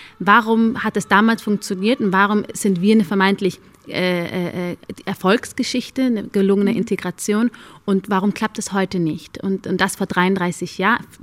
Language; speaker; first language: German; early bilingual, other home language; Amharic